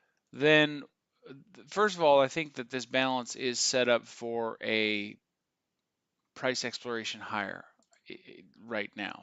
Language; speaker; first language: English; native; English